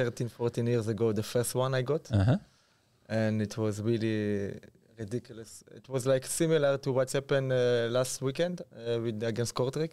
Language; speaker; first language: English; non-native, fluent; Hebrew